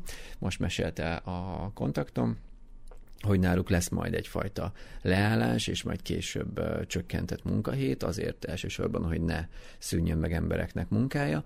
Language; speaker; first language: Hungarian; native; Hungarian